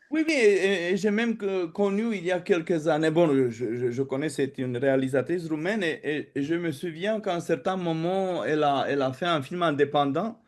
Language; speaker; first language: French; non-native, fluent; Romanian